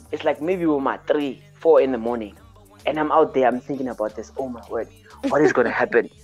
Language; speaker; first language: English; early bilingual, other home language; Xhosa